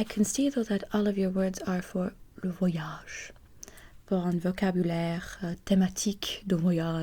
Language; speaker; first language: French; non-native, learner; English